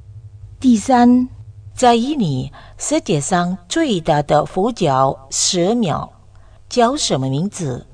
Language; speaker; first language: Chinese; non-native, learner; Indonesian